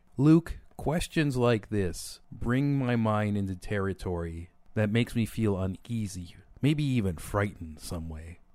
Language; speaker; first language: English; native; English